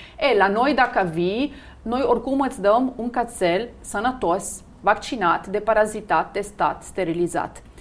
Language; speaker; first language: Romanian; non-native, fluent; Italian